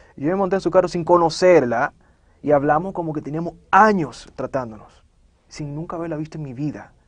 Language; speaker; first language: Spanish; native; Spanish